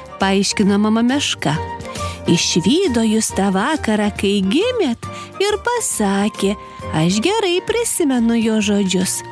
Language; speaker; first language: Lithuanian; native; Lithuanian